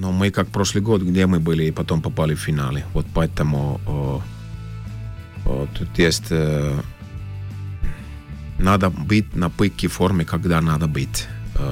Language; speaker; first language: Russian; non-native, learner; Finnish